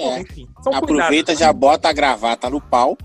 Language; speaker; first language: Portuguese; native; Portuguese